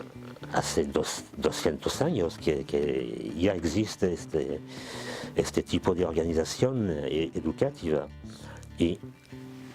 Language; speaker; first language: Spanish; non-native, fluent; French